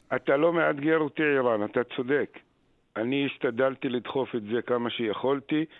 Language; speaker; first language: Hebrew; non-native, local second language; Arabic